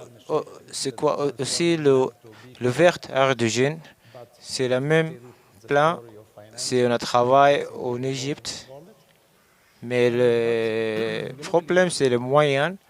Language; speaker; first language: French; non-native, learner; Arabic